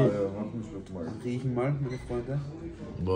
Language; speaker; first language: German; non-native, learner; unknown